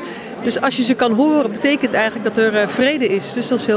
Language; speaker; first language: Dutch; native; Dutch